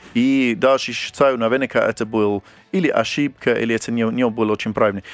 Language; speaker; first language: Russian; non-native, fluent; English